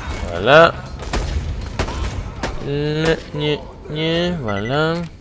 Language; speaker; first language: French; native; French